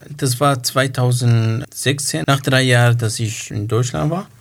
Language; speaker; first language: German; non-native, learner; Kurdish